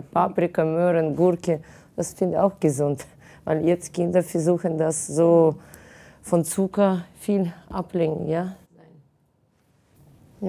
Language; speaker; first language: German; non-native, fluent; Russian